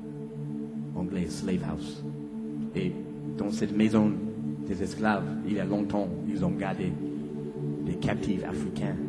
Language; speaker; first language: French; non-native, learner; English